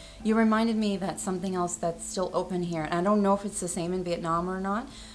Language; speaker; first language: English; native; English